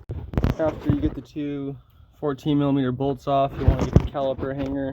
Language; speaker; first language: English; native; English